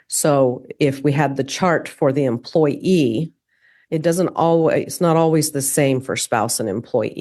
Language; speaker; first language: English; native; English